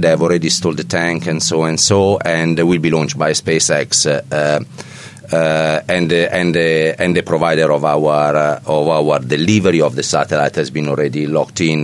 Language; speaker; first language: English; non-native, fluent; Italian